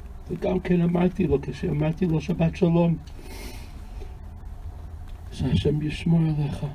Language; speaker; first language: Hebrew; non-native, fluent; English